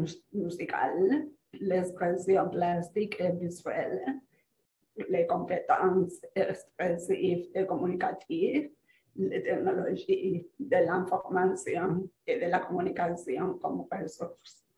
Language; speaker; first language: French; non-native, fluent; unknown